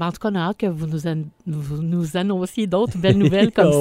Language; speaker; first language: French; native; French